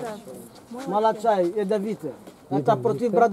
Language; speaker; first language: Russian; non-native, learner; Arabic